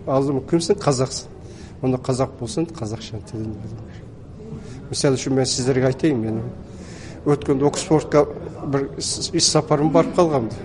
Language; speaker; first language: Kazakh; early bilingual, heritage; Kazakh